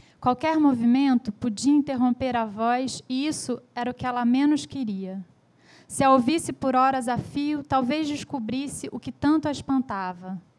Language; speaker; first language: Portuguese; early bilingual, other home language; Spanish